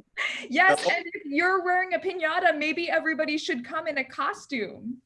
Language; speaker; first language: English; native; English